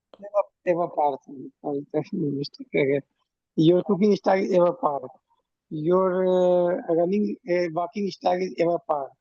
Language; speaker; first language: English; non-native, learner; Hindi